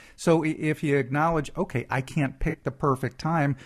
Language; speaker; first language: English; native; English